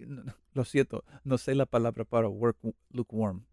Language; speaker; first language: Spanish; non-native, learner; English